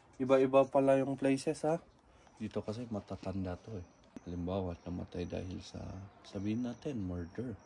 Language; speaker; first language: Filipino; non-native, local second language; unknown